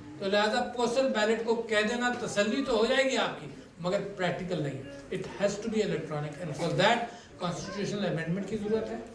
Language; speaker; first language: Urdu; native; Urdu